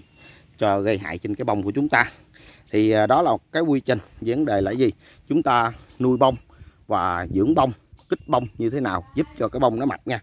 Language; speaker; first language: Vietnamese; native; Vietnamese